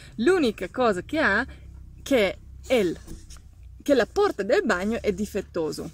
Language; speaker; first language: Italian; non-native, fluent; Hungarian